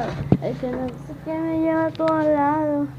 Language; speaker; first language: Spanish; native; Spanish